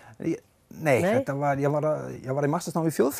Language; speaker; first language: Icelandic; non-native, fluent; Danish